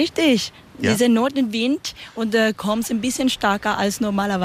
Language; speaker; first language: German; non-native, learner; Spanish